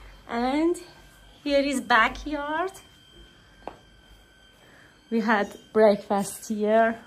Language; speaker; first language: English; non-native, learner; Persian